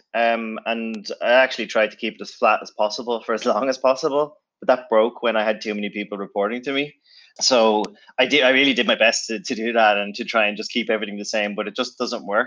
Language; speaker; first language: English; native; English